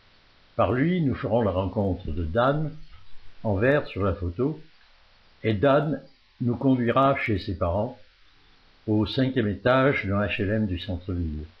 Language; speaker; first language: French; native; French